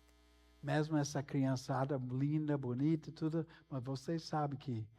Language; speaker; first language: Portuguese; non-native, fluent; English